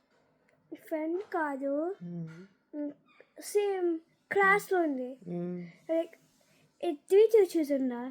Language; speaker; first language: Telugu; early bilingual, heritage; Telugu